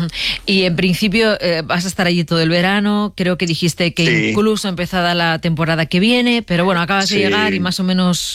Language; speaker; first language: Spanish; native; Spanish